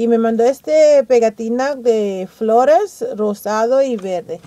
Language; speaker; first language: Spanish; early bilingual, heritage; Spanish